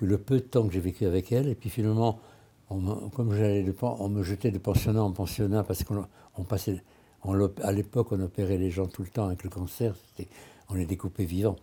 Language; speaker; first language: French; early bilingual, other home language; Russian